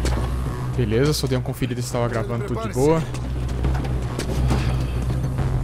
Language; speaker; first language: Portuguese; native; Portuguese